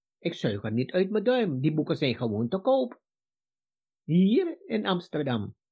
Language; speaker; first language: Dutch; native; Dutch